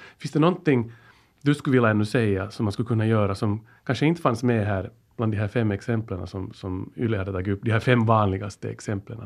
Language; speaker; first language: Swedish; native; Swedish